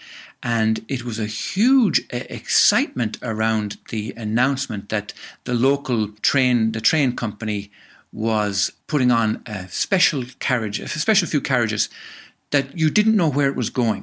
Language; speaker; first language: English; native; English